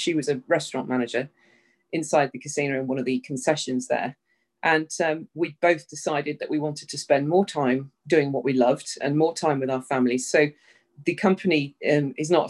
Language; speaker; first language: English; native; English